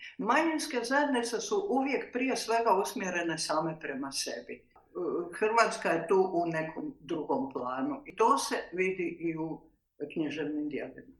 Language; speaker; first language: Croatian; native; Croatian